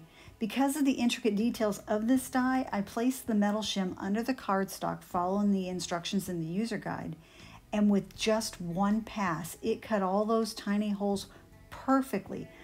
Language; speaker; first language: English; native; English